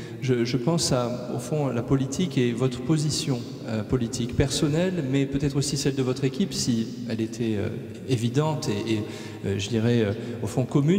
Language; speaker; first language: French; native; French